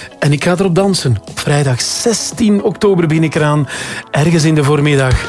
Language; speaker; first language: Dutch; native; Dutch